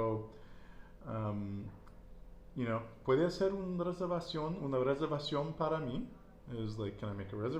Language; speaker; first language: Spanish; non-native, learner; English